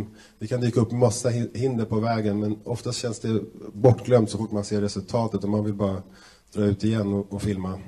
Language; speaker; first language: Swedish; native; Swedish